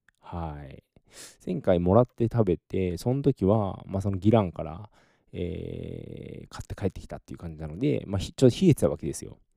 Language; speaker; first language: Japanese; native; Japanese